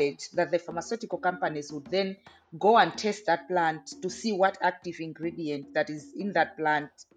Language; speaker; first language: English; non-native, local second language; Nyanja